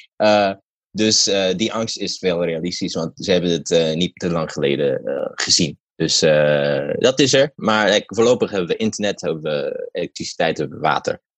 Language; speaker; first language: Dutch; non-native, fluent; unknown